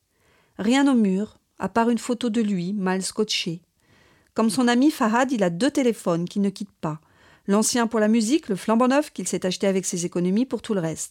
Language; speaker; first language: French; native; French